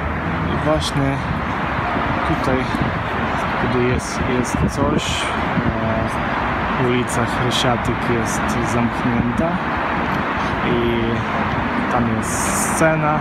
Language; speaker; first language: Polish; non-native, fluent; Ukrainian